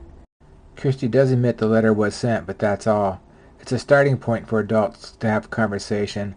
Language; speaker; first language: English; native; English